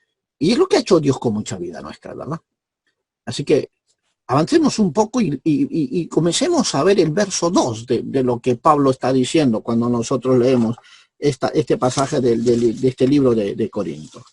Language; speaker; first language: Spanish; native; Spanish